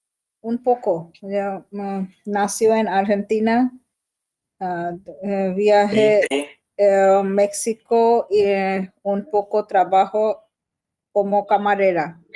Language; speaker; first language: Spanish; non-native, learner; Bangla